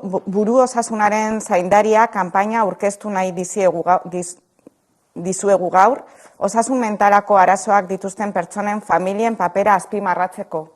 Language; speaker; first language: Basque; native; Basque